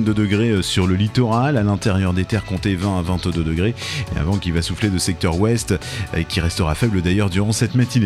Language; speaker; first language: French; native; French